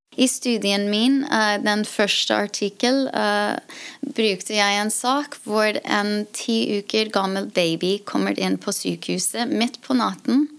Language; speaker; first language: Norwegian; non-native, fluent; English